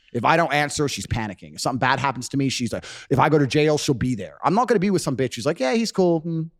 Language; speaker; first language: English; native; English